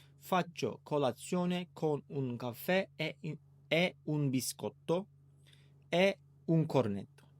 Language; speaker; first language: Italian; non-native, learner; Turkish